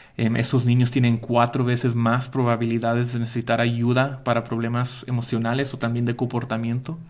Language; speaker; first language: Spanish; early bilingual, heritage; Spanish